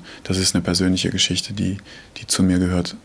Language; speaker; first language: German; native; German